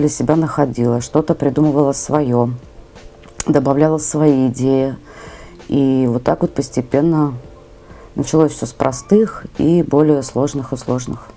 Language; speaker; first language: Russian; native; Russian